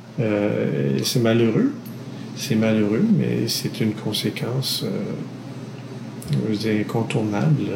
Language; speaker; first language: French; native; French